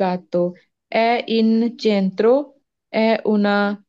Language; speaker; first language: Italian; non-native, learner; Punjabi